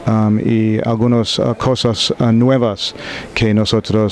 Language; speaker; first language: Spanish; non-native, learner; English